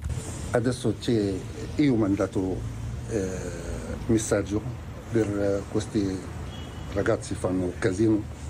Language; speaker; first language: Italian; non-native, learner; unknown